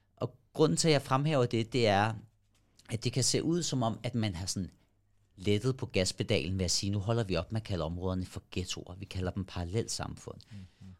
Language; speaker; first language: Danish; early bilingual, other home language; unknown